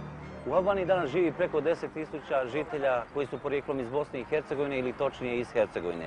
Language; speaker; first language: Bosnian; native; Bosnian